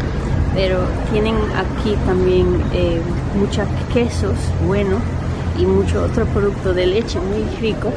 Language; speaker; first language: Spanish; early bilingual, heritage; Spanish